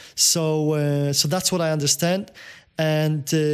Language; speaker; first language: English; non-native, fluent; Polish